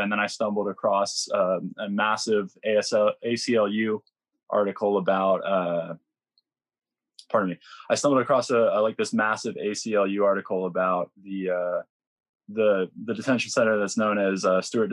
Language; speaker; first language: English; native; English